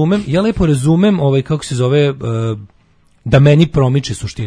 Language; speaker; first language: Serbian; native; Serbian